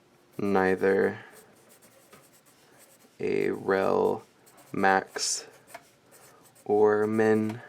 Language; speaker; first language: English; native; English